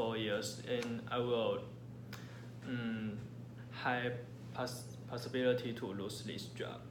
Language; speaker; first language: English; non-native, learner; Chinese